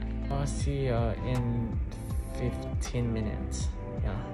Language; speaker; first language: English; non-native, fluent; Vietnamese